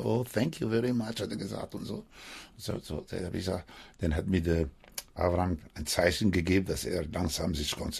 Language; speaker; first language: German; non-native, fluent; Spanish